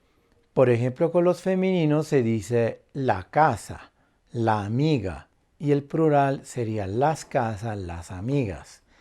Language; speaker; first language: Spanish; non-native, fluent; Italian